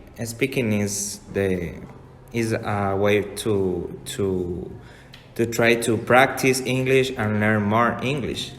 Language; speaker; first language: English; non-native, learner; Spanish